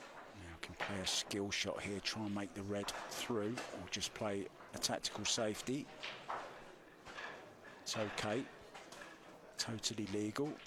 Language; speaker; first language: English; native; English